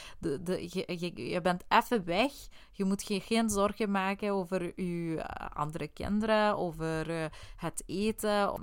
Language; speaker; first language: Dutch; native; Dutch